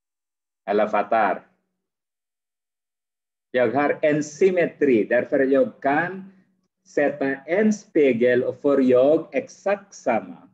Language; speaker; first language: Swedish; non-native, fluent; Arabic